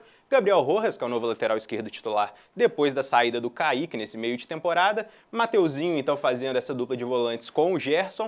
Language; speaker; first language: Portuguese; native; Portuguese